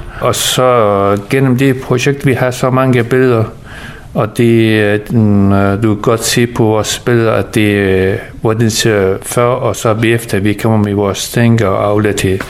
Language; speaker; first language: Danish; early bilingual, other home language; Persian